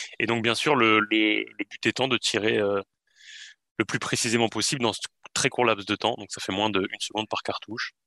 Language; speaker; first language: French; native; French